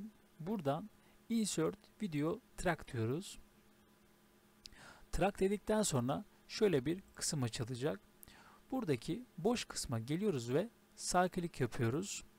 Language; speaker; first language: Turkish; native; Turkish